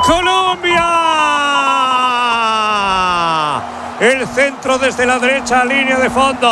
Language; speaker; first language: Spanish; native; Spanish